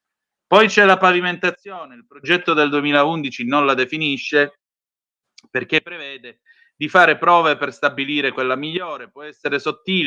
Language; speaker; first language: Italian; native; Italian